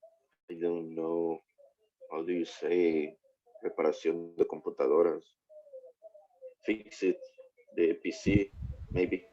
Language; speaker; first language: English; non-native, learner; Spanish